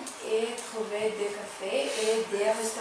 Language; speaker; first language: French; non-native, learner; Ukrainian